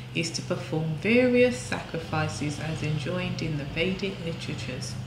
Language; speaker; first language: English; native; English